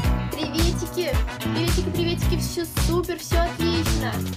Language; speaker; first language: Russian; native; Russian